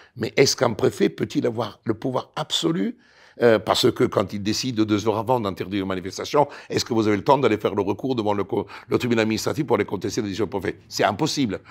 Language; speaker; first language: French; non-native, fluent; Italian